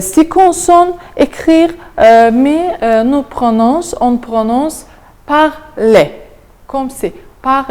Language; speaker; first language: French; non-native, fluent; Azerbaijani